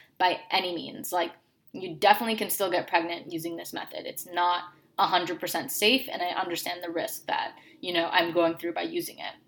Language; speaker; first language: English; native; English